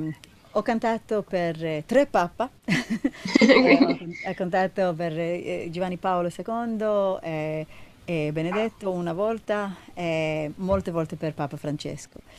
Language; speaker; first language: Italian; non-native, learner; Hebrew